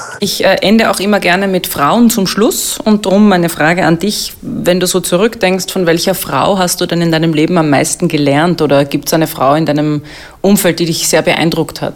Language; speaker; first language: German; native; German